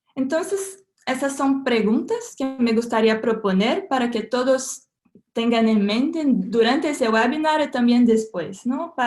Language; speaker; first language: Spanish; non-native, fluent; Portuguese